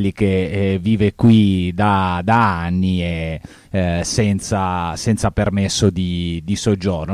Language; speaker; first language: Italian; native; Italian